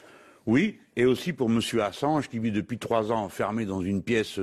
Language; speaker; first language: French; native; French